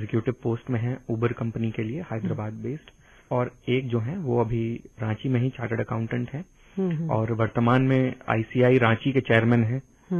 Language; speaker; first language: Hindi; native; Hindi